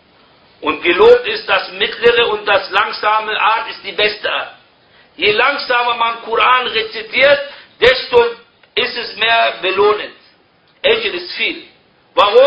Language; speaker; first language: German; non-native, fluent; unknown